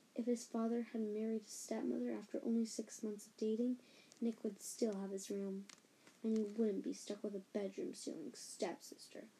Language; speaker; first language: English; native; English